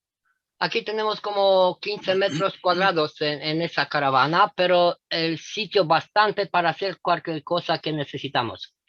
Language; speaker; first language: Spanish; non-native, fluent; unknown